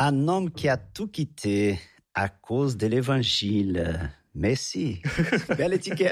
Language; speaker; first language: French; non-native, fluent; Portuguese